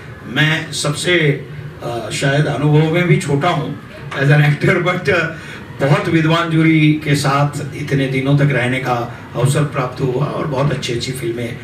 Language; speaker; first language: Hindi; native; Hindi